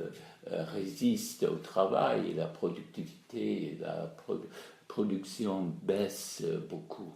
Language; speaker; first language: French; non-native, fluent; English